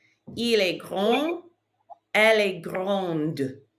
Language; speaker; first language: French; non-native, fluent; English